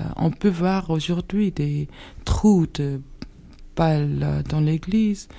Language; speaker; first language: French; non-native, fluent; English